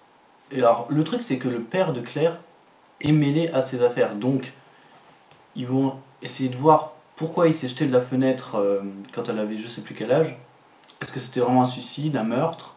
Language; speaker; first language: French; native; French